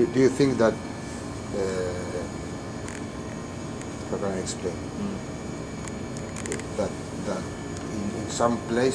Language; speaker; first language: English; non-native, learner; Spanish